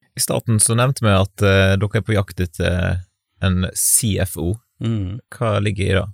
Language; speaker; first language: Norwegian; native; Norwegian